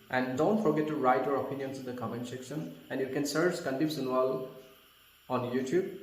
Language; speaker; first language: English; non-native, local second language; Assamese